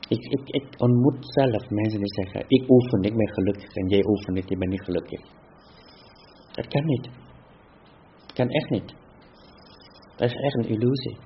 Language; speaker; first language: Dutch; non-native, fluent; Vietnamese